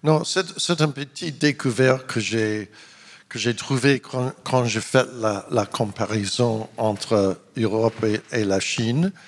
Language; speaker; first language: French; non-native, learner; English